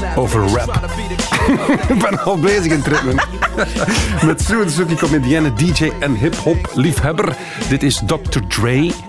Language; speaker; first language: Dutch; native; Dutch